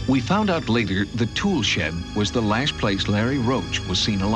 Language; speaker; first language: English; native; English